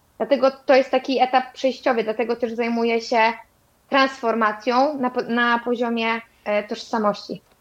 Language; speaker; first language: Polish; native; Polish